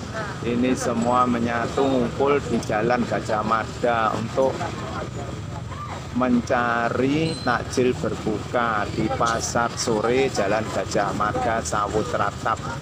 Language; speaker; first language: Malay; non-native, local second language; Javanese